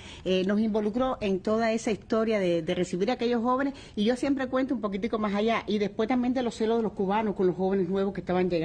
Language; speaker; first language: Spanish; native; Spanish